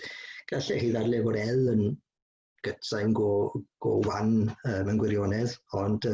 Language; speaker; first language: Welsh; native; Welsh